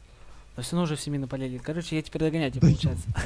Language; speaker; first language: Russian; native; Russian